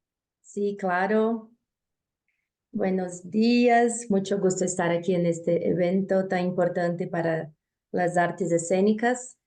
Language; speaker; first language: Spanish; non-native, fluent; Portuguese